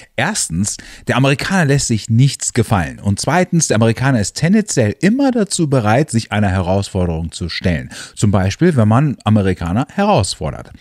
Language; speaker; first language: German; native; German